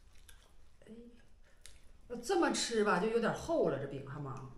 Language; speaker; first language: Chinese; native; Chinese